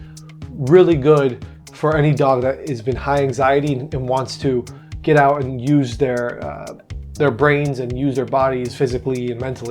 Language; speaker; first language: English; native; English